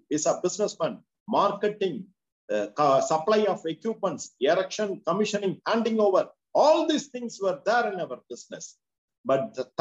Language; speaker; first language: English; non-native, local second language; Tamil